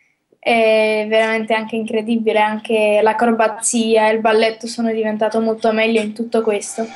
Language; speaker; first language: Italian; early bilingual, heritage; Italian